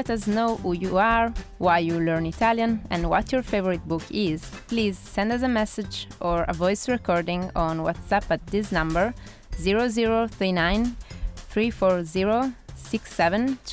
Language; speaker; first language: English; non-native, fluent; Italian